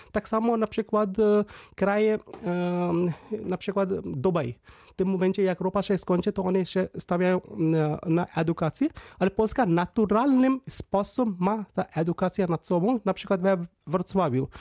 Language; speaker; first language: Polish; non-native, fluent; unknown